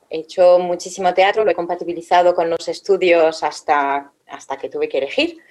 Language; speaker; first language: Spanish; non-native, fluent; French